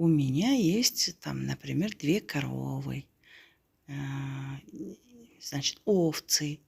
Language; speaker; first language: Russian; non-native, local second language; Kazakh